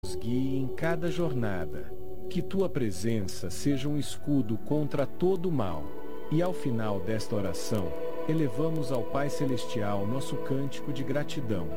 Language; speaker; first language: Portuguese; native; Portuguese